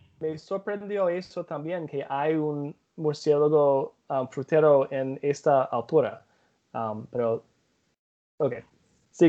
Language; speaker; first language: Spanish; non-native, learner; English